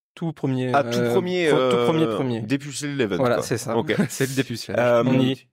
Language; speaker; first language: French; native; French